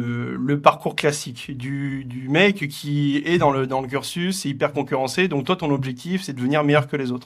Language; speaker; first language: French; native; French